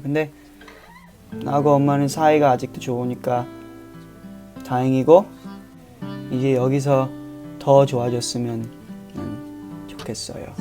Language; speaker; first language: Korean; early bilingual, heritage; Korean